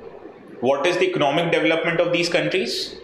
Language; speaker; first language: English; non-native, local second language; Hindi